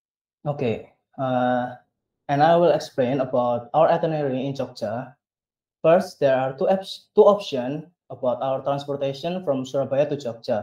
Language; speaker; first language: English; non-native, learner; Indonesian